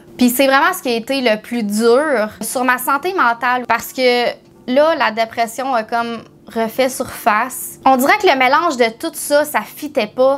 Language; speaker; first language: French; native; French